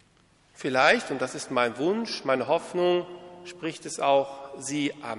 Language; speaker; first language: German; native; German